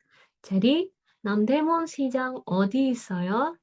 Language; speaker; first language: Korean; non-native, fluent; Indonesian